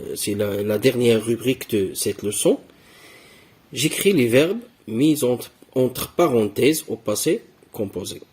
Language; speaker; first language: French; non-native, local second language; Arabic